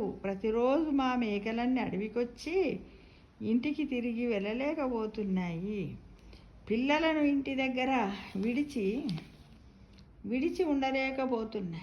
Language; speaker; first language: Telugu; native; Telugu